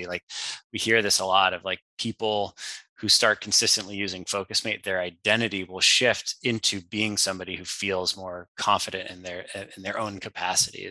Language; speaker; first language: English; native; English